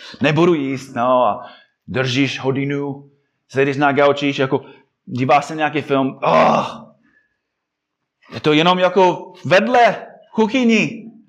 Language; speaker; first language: Czech; non-native, fluent; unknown